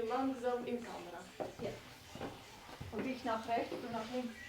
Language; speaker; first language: German; non-native, learner; Ukrainian